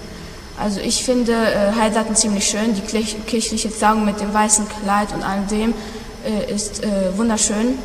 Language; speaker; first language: German; non-native, fluent; Polish